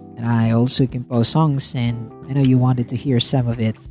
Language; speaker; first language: English; non-native, local second language; Filipino